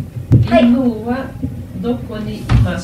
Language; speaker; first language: Japanese; non-native, learner; Portuguese